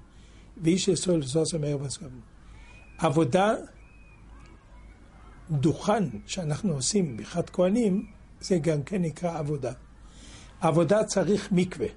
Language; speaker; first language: Hebrew; non-native, fluent; French